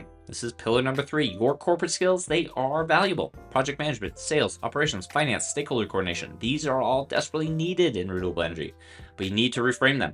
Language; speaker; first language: English; native; English